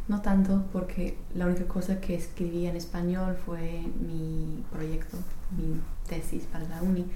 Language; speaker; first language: Spanish; non-native, fluent; English